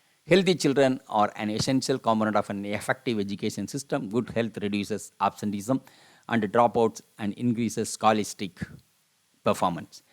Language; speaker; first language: English; non-native, local second language; Tamil